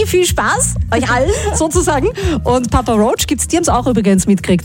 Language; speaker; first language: German; native; German